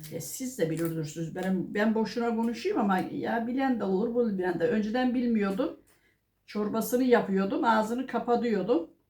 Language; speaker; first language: Turkish; native; Turkish